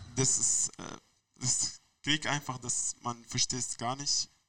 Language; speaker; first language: German; non-native, learner; Arabic